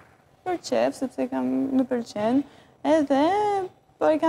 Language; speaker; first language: Albanian; early bilingual, heritage; Albanian